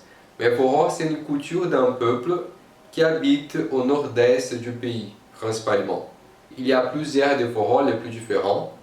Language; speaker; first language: French; non-native, fluent; Portuguese